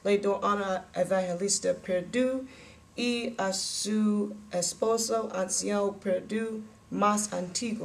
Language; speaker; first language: Spanish; non-native, learner; English